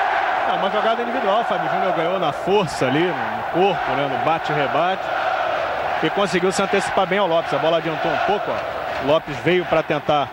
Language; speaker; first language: Portuguese; native; Portuguese